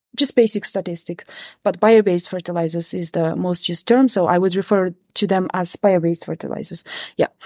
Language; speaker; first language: English; non-native, fluent; Kazakh